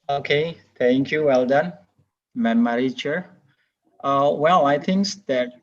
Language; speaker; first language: English; non-native, fluent; Indonesian